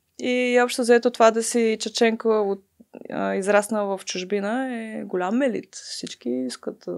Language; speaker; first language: Bulgarian; early bilingual, other home language; Chechen